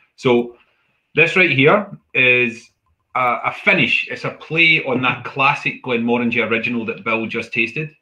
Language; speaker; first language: English; native; English